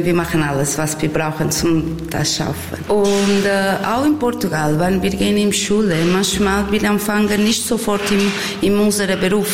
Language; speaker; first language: German; non-native, learner; Portuguese